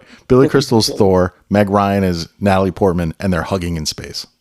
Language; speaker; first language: English; native; English